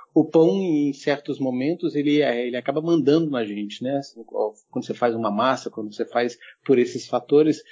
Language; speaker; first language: Portuguese; early bilingual, heritage; German